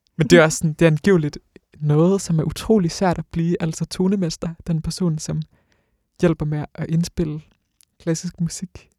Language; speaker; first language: Danish; native; Danish